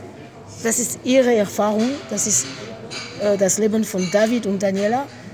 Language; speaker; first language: German; non-native, learner; French